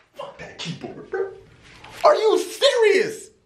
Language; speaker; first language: English; native; English